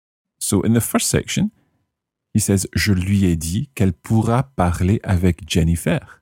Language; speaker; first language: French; non-native, fluent; English